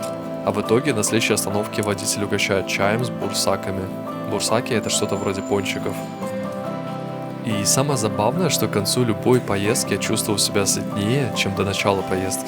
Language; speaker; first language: Russian; native; Russian